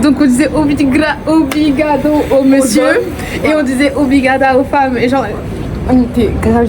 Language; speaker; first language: French; native; French